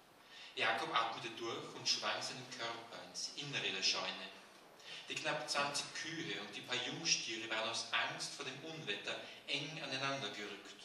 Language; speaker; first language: German; native; German